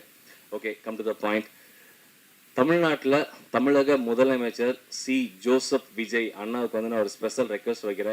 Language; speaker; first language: Tamil; native; Tamil